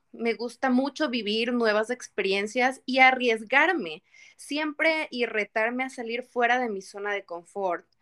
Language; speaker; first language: Spanish; native; Spanish